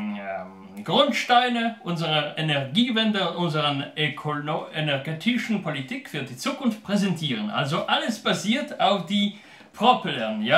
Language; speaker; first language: German; non-native, fluent; Polish